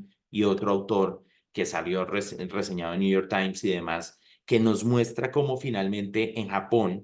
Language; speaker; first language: Spanish; native; Spanish